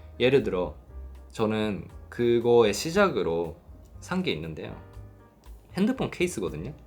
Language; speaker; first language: Korean; non-native, fluent; Japanese